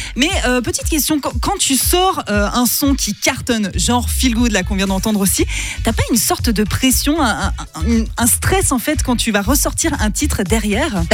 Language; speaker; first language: French; native; French